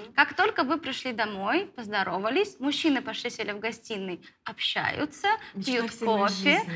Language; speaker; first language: Russian; native; Russian